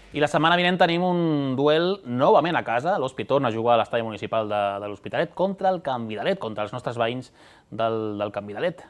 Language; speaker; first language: Catalan; native; Catalan